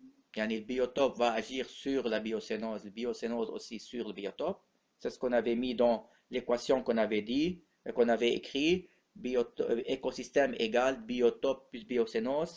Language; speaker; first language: French; non-native, local second language; Arabic